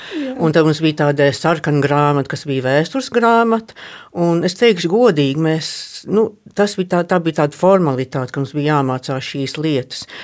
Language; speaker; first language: Latvian; early bilingual, heritage; Latvian